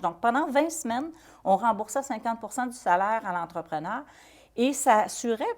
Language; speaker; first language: French; native; French